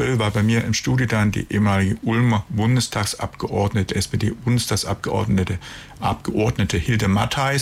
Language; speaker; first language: German; native; German